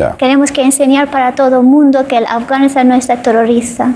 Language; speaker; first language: Spanish; non-native, learner; Persian